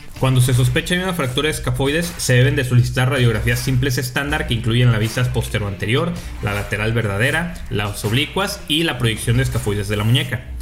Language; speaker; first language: Spanish; native; Spanish